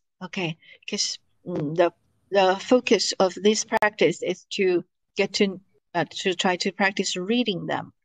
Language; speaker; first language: English; non-native, fluent; Chinese